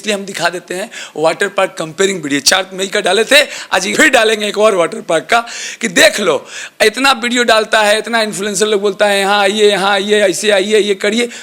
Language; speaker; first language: Hindi; native; Hindi